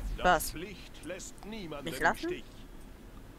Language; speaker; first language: German; native; German